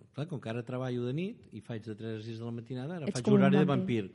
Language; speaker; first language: Catalan; native; Catalan